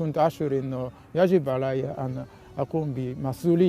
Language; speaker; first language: Arabic; non-native, fluent; Japanese